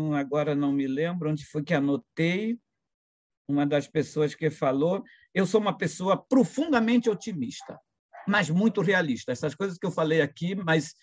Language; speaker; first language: Portuguese; non-native, local second language; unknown